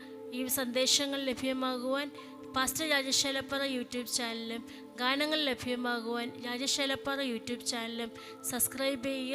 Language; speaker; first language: Malayalam; native; Malayalam